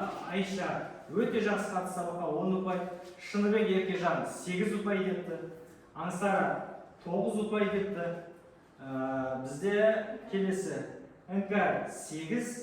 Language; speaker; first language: Kazakh; native; Kazakh